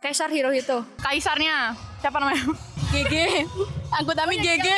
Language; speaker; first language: Indonesian; native; Indonesian